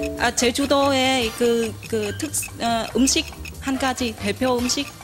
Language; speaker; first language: Korean; non-native, learner; Nepali